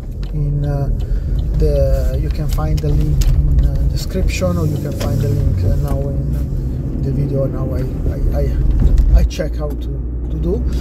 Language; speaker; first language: English; non-native, learner; Italian